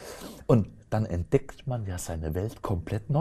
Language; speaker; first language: German; native; German